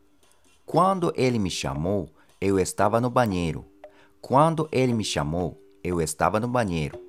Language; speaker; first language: Portuguese; non-native, fluent; Japanese